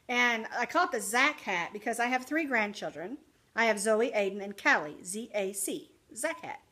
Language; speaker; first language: English; native; English